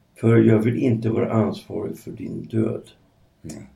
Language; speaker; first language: Swedish; native; Swedish